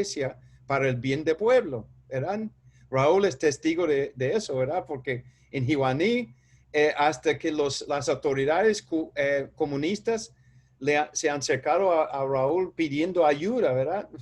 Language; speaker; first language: Spanish; non-native, fluent; English